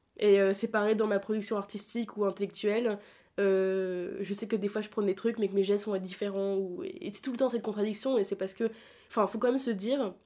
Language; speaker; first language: French; native; French